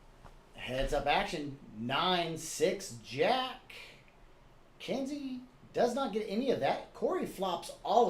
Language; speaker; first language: English; native; English